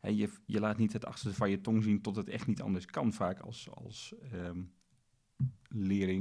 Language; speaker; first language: Dutch; native; Dutch